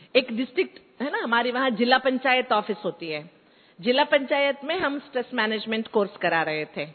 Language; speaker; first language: Hindi; non-native, local second language; Kannada